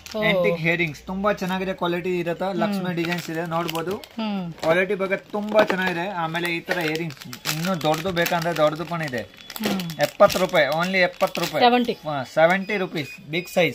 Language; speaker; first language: Kannada; non-native, local second language; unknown